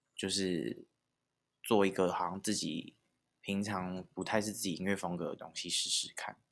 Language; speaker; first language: Chinese; non-native, local second language; Min Nan Chinese